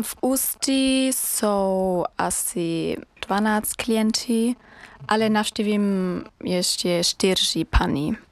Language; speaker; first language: Czech; non-native, learner; German